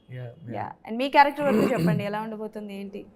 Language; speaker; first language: Telugu; native; Telugu